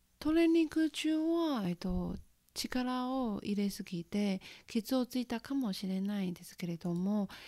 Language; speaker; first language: Japanese; non-native, fluent; Chinese